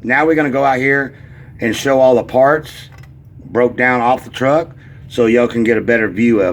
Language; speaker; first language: English; native; English